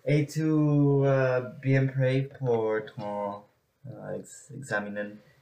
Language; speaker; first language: French; non-native, learner; English